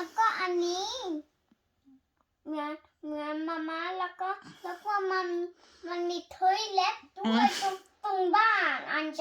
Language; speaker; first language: Thai; early bilingual, heritage; Thai